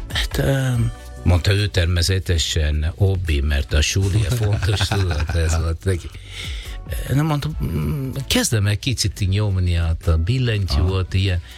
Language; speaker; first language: Hungarian; non-native, learner; Italian